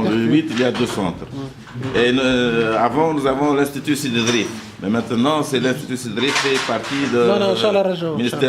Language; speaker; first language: French; non-native, local second language; Arabic